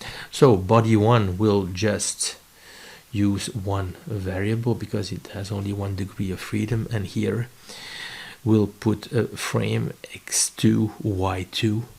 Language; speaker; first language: English; non-native, fluent; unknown